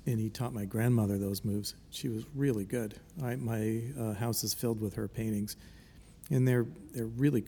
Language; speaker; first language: English; native; English